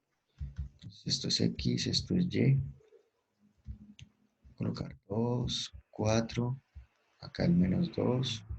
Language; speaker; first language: Spanish; native; Spanish